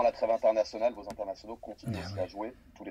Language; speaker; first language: French; native; French